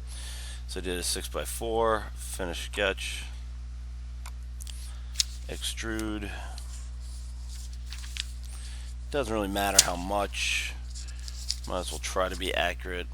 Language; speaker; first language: English; native; English